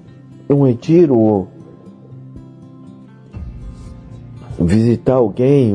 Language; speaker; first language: Portuguese; native; Portuguese